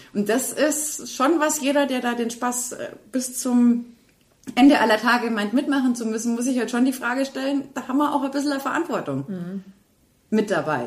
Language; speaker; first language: German; native; German